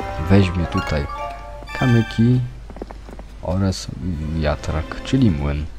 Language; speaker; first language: Polish; native; Polish